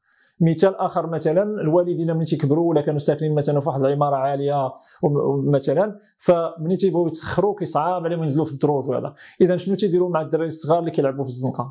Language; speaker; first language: Arabic; native; Arabic